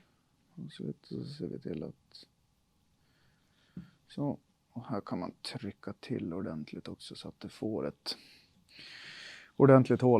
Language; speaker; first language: Swedish; native; Swedish